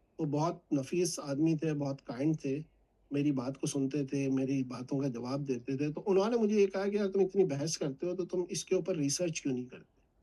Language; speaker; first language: Urdu; native; Urdu